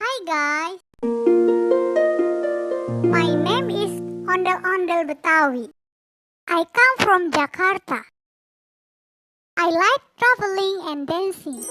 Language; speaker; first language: English; non-native, learner; Indonesian